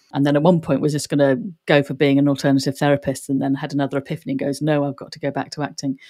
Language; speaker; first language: English; native; English